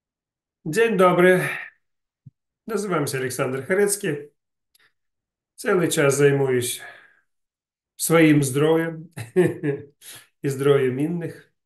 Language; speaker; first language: Polish; non-native, learner; Ukrainian